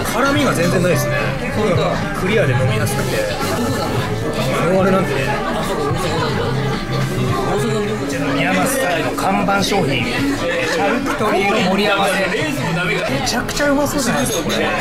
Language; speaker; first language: Japanese; native; Japanese